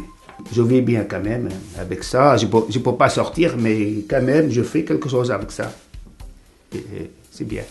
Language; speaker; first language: French; non-native, learner; Arabic